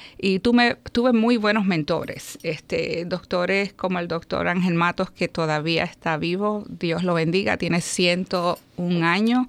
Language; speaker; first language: Spanish; native; Spanish